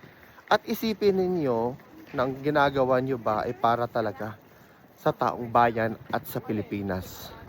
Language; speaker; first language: Filipino; native; Filipino